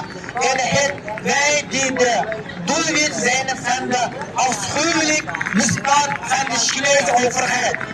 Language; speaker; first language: Dutch; non-native, learner; Uyghur